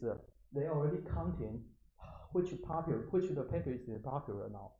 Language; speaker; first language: English; non-native, learner; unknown